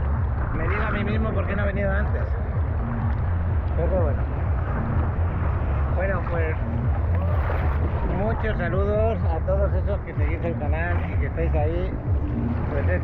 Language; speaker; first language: Spanish; native; Spanish